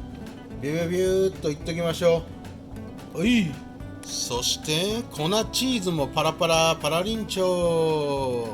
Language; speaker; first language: Japanese; native; Japanese